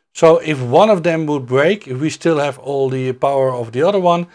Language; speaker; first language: English; non-native, fluent; Dutch